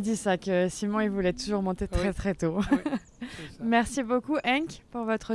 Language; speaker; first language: French; native; French